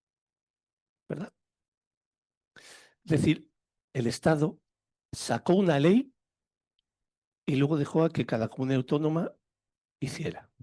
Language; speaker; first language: Spanish; native; Spanish